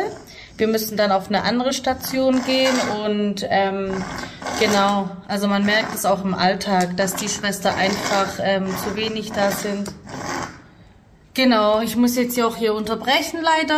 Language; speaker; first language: German; native; German